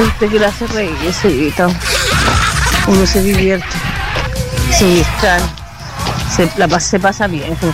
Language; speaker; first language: Spanish; native; Spanish